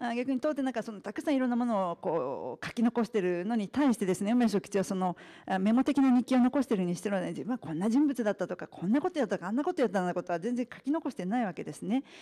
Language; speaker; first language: Japanese; native; Japanese